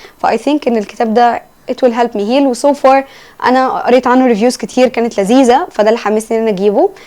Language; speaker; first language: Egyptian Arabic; native; Egyptian Arabic